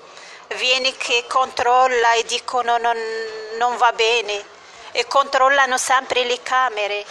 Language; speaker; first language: Italian; non-native, fluent; Arabic